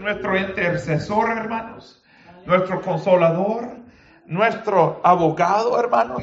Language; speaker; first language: Spanish; non-native, fluent; English